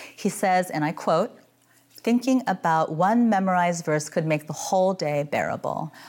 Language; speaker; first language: English; native; English